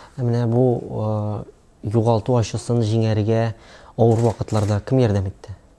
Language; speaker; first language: Tatar; native; Tatar